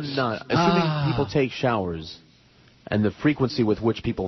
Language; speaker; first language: English; native; English